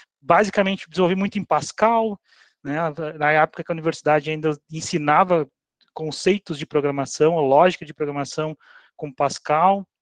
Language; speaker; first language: Portuguese; native; Portuguese